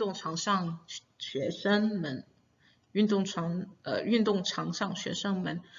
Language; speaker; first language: Chinese; non-native, fluent; English